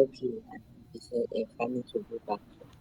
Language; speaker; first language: English; non-native, learner; French